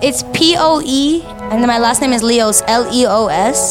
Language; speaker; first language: English; early bilingual, other home language; Spanish